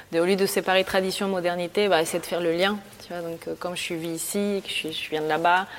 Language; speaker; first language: French; early bilingual, other home language; Spanish